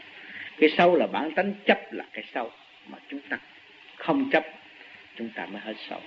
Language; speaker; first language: Vietnamese; native; Vietnamese